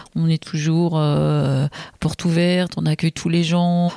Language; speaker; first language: French; native; French